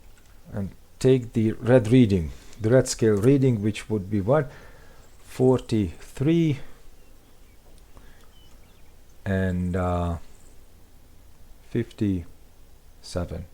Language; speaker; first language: English; non-native, fluent; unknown